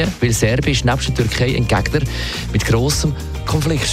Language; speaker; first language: German; native; German